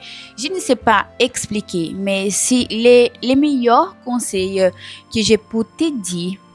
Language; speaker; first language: French; non-native, learner; Portuguese